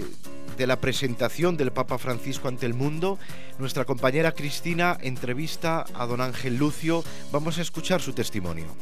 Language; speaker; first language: Spanish; native; Spanish